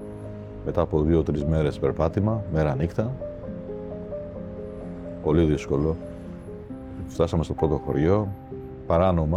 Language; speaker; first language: Greek; non-native, fluent; Albanian